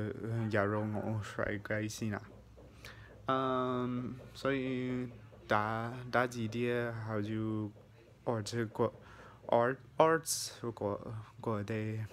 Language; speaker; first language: Chinese; non-native, fluent; English